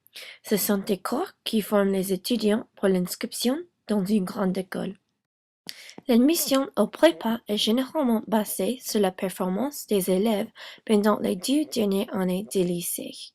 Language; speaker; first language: French; non-native, learner; English